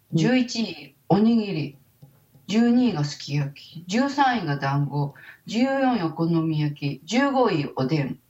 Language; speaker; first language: Japanese; native; Japanese